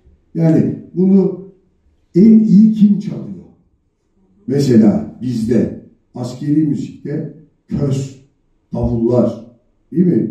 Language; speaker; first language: Turkish; native; Turkish